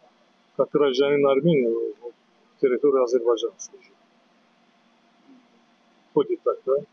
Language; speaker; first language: Russian; non-native, learner; Azerbaijani